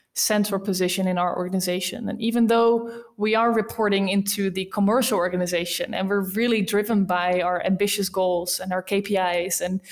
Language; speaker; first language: English; non-native, fluent; Dutch